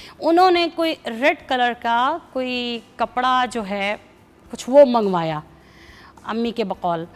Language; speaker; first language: Urdu; native; Urdu